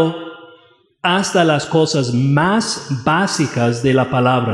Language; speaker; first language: Spanish; non-native, fluent; English